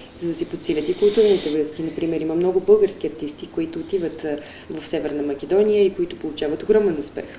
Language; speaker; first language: Bulgarian; native; Bulgarian